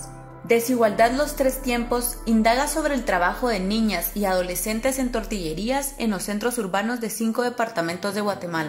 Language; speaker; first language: Spanish; native; Spanish